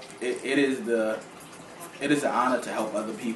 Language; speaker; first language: English; native; English